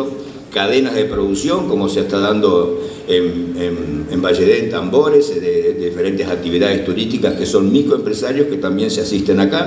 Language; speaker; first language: Spanish; native; Spanish